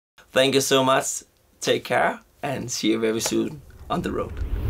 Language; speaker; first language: English; non-native, fluent; Danish